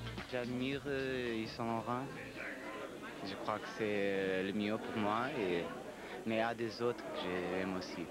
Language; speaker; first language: French; non-native, learner; Portuguese